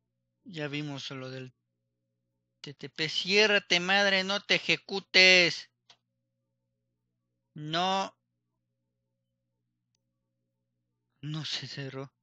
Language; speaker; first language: Spanish; native; Spanish